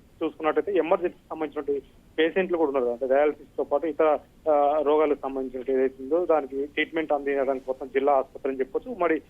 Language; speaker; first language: Telugu; native; Telugu